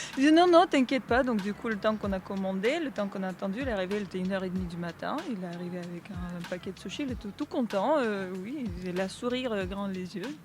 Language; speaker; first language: French; non-native, fluent; Russian